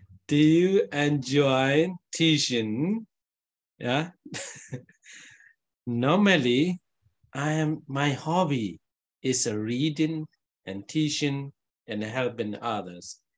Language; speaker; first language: English; non-native, fluent; Burmese